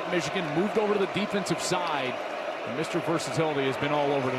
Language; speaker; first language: English; native; English